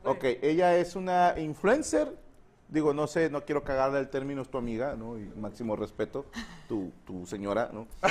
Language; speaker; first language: Spanish; native; Spanish